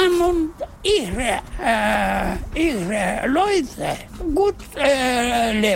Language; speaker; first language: German; non-native, learner; Russian